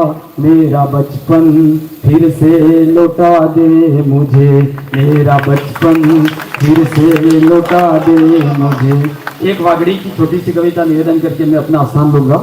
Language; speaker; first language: Hindi; non-native, local second language; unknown